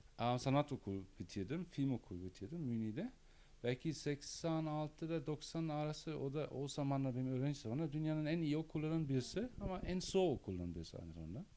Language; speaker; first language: Turkish; non-native, learner; German